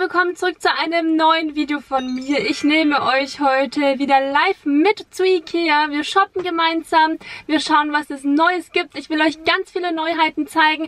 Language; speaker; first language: German; native; German